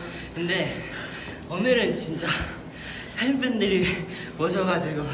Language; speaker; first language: Korean; non-native, fluent; Japanese